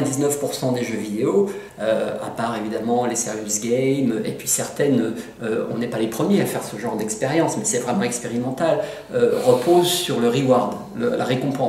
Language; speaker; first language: French; native; French